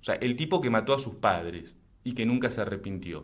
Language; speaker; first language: Spanish; native; Spanish